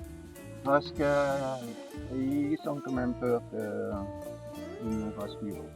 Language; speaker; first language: French; non-native, learner; English